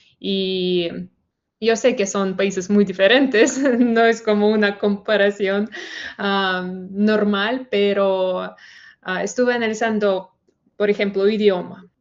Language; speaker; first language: Spanish; non-native, fluent; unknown